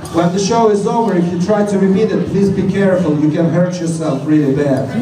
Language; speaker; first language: English; non-native, fluent; Russian